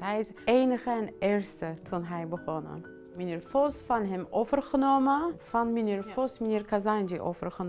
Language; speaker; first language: Dutch; non-native, learner; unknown